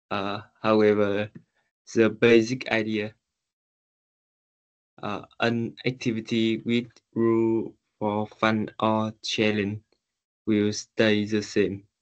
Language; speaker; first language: English; non-native, learner; Vietnamese